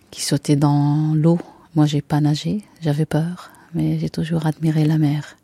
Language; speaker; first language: French; non-native, fluent; Arabic